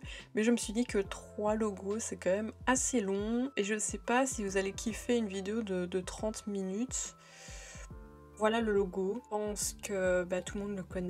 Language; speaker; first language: French; native; French